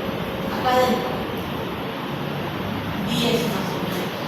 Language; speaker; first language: Spanish; native; Spanish